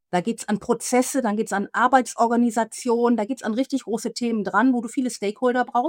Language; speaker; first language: German; native; German